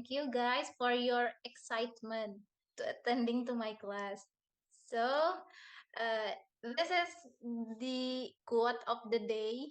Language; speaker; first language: English; non-native, learner; Indonesian